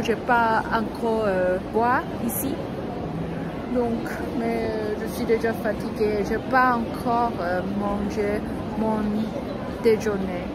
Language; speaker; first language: French; non-native, learner; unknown